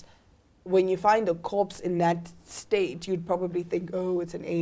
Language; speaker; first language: English; native; English